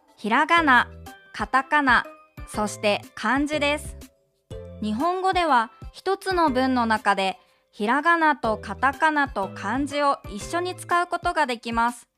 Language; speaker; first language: Japanese; native; Japanese